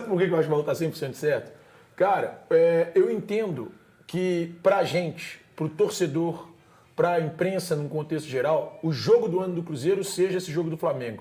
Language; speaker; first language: Portuguese; native; Portuguese